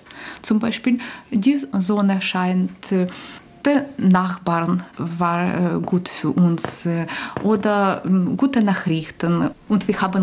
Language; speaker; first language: German; non-native, learner; Ukrainian